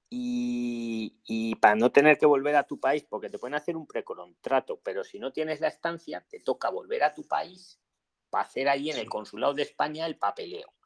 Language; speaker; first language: Spanish; native; Spanish